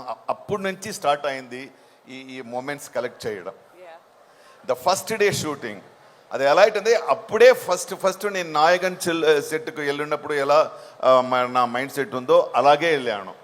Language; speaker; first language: Telugu; non-native, fluent; Tamil